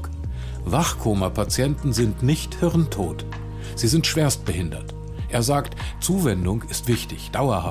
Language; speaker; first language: German; native; German